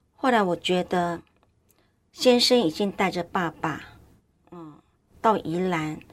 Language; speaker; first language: Chinese; native; Chinese